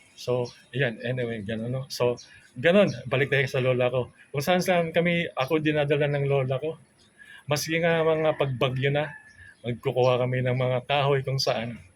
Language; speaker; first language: Filipino; non-native, local second language; Cebuano